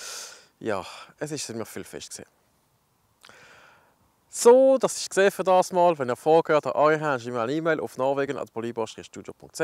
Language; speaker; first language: German; native; German